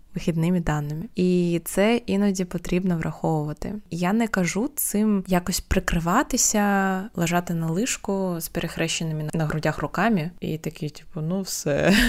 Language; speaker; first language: Ukrainian; non-native, local second language; Russian